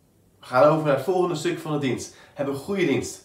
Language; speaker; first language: Dutch; native; Dutch